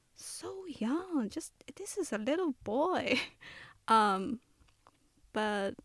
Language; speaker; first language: English; non-native, fluent; Chinese